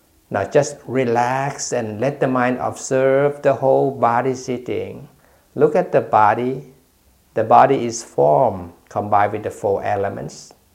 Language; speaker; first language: English; non-native, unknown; Thai